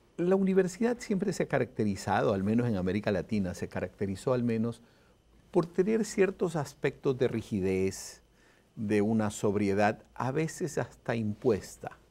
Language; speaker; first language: Spanish; native; Spanish